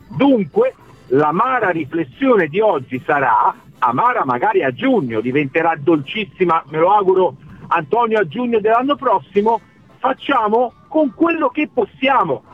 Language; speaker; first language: Italian; native; Italian